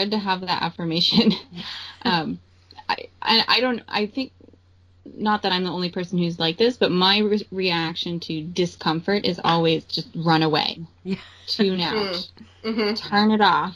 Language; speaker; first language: English; native; English